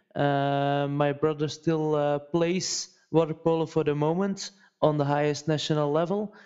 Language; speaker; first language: English; non-native, fluent; Dutch